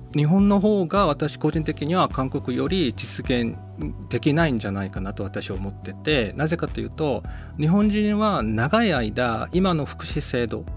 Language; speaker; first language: Japanese; non-native, fluent; Korean